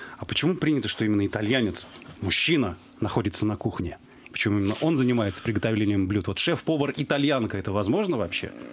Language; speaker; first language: Russian; native; Russian